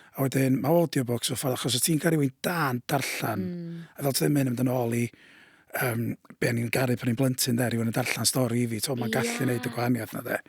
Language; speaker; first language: Welsh; native; Welsh